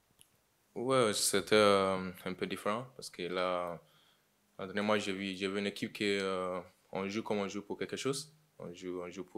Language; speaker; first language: French; non-native, learner; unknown